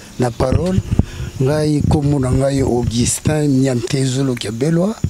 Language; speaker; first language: Lingala; non-native, local second language; Kongo